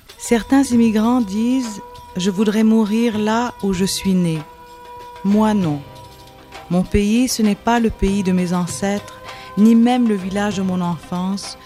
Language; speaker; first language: French; non-native, local second language; Arabic